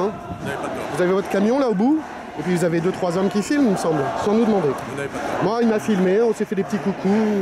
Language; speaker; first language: French; native; French